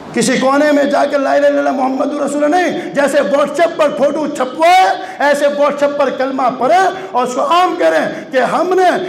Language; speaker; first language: Urdu; non-native, local second language; Gujarati